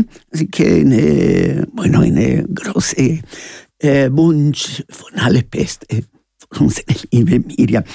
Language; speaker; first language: German; non-native, learner; Spanish